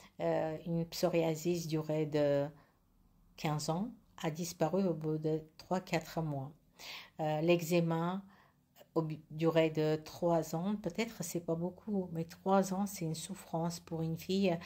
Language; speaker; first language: French; non-native, learner; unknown